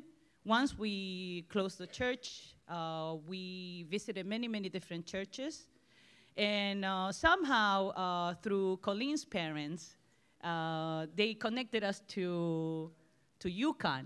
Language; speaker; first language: English; non-native, fluent; Spanish